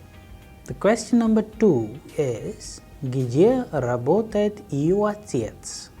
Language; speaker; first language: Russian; non-native, fluent; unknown